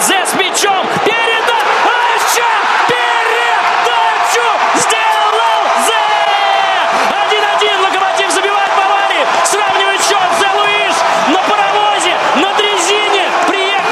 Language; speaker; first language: Russian; native; Russian